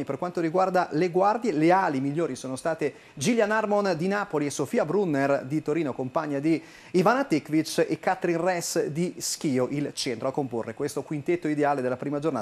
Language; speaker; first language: Italian; native; Italian